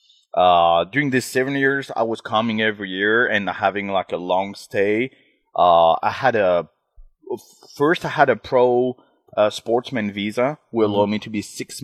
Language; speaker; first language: English; non-native, fluent; French